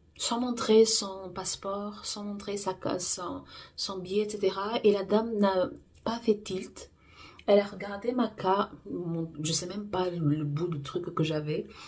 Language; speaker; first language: French; non-native, fluent; Portuguese